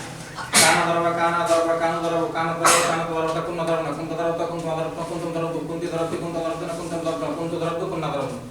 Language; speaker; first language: Arabic; non-native, learner; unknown